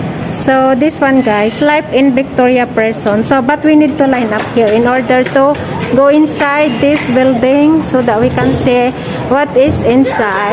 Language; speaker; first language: English; non-native, local second language; Filipino